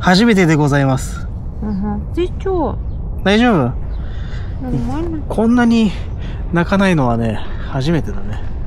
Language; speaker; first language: Japanese; native; Japanese